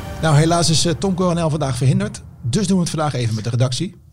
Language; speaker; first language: Dutch; native; Dutch